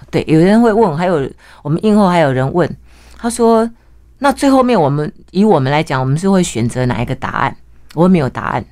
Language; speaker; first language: Chinese; native; Chinese